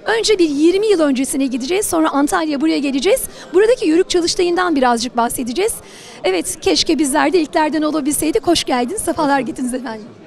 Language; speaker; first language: Turkish; native; Turkish